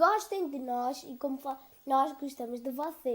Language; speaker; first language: Portuguese; early bilingual, other home language; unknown